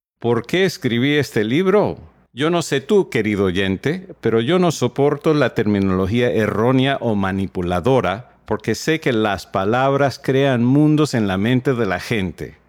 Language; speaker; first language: Spanish; non-native, fluent; English